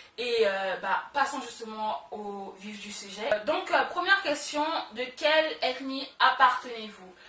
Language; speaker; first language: French; early bilingual, other home language; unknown